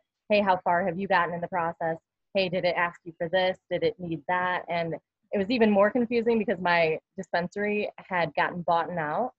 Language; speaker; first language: English; native; English